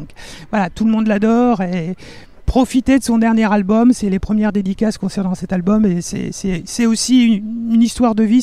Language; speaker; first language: French; native; French